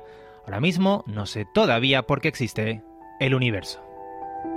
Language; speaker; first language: Spanish; native; Spanish